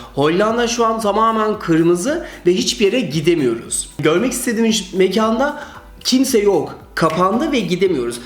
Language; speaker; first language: Turkish; early bilingual, heritage; Turkish